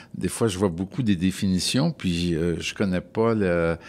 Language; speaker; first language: French; native; French